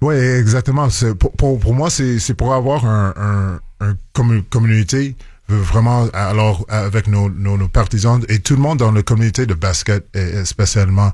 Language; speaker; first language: French; non-native, local second language; English